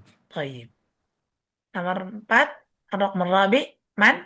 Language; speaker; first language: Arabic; non-native, fluent; Indonesian